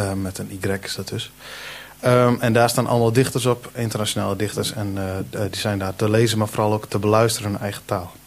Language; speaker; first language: Dutch; non-native, local second language; Western Frisian